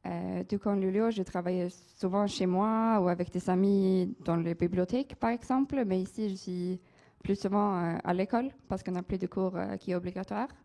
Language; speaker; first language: French; non-native, fluent; Swedish